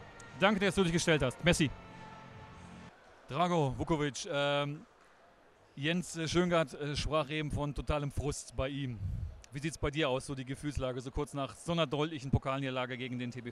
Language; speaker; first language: German; native; German